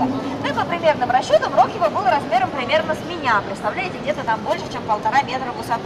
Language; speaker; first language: Russian; native; Russian